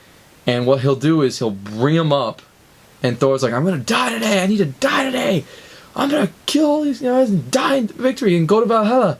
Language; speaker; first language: English; native; English